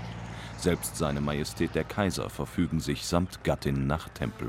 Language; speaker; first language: German; native; German